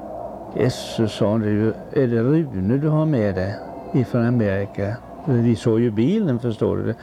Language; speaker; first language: Swedish; early bilingual, heritage; Swedish